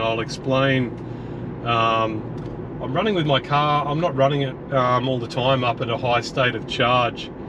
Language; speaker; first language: English; native; English